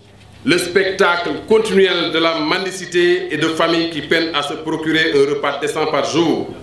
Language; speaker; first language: French; non-native, local second language; Wolof